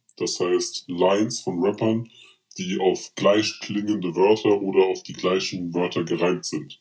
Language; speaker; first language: German; early bilingual, other home language; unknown